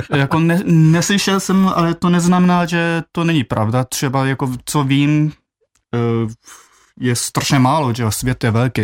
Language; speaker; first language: Czech; non-native, fluent; Japanese